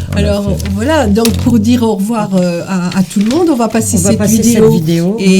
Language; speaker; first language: French; native; French